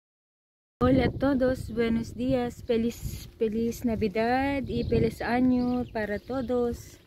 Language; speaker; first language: Spanish; non-native, learner; Filipino